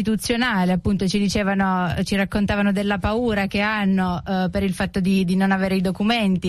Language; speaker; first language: Italian; native; Italian